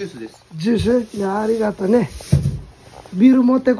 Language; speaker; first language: Japanese; non-native, learner; Nepali